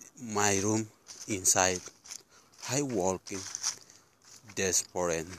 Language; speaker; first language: English; non-native, learner; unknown